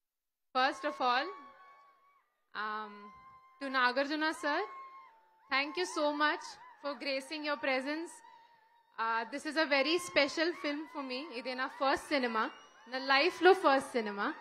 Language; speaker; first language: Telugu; non-native, learner; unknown